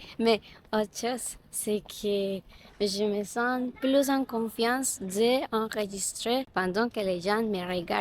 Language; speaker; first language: French; non-native, learner; Spanish